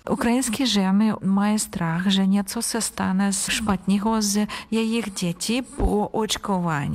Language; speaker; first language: Czech; non-native, learner; Ukrainian